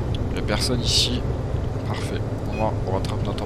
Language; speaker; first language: French; native; French